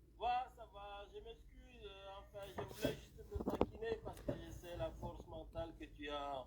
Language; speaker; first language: French; non-native, local second language; Fula